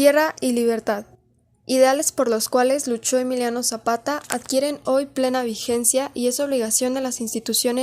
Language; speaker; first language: Spanish; native; Spanish